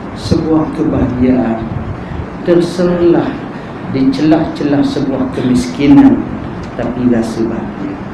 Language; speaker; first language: Malay; native; Malay